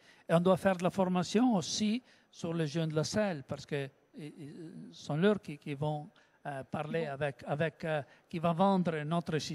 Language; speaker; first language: French; non-native, learner; Italian